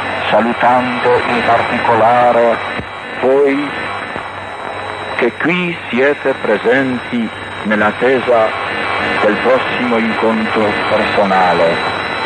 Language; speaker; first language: Italian; non-native, fluent; Polish